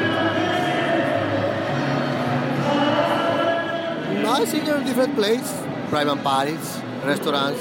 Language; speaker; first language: English; non-native, learner; Spanish